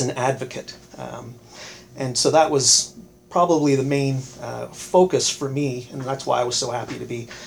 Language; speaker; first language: English; native; English